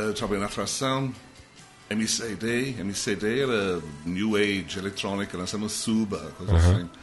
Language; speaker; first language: Portuguese; non-native, fluent; English